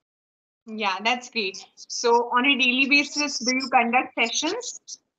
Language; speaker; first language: English; non-native, local second language; Hindi